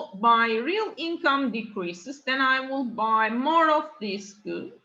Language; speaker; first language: English; non-native, fluent; Turkish